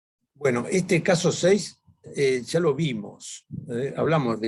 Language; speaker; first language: Spanish; native; Spanish